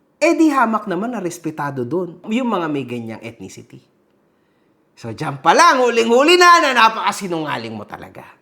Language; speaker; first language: Filipino; early bilingual, heritage; Filipino